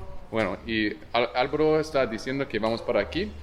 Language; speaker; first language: Spanish; non-native, learner; English